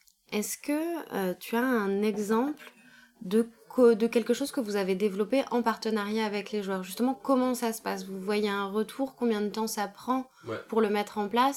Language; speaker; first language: French; native; French